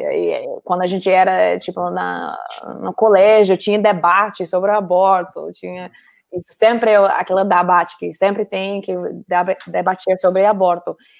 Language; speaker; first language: Portuguese; non-native, fluent; English